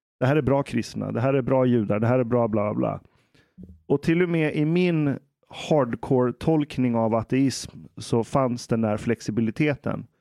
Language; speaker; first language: Swedish; early bilingual, other home language; Persian